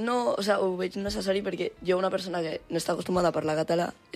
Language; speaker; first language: Catalan; non-native, local second language; Spanish